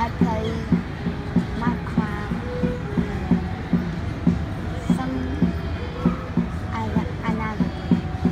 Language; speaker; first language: English; non-native, learner; Vietnamese